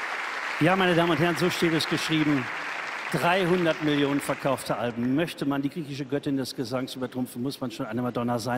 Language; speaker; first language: German; native; German